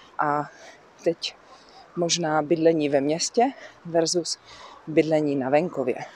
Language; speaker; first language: Czech; native; Czech